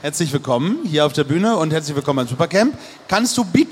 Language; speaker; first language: German; native; German